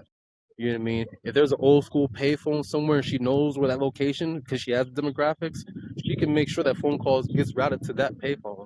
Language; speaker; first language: English; native; English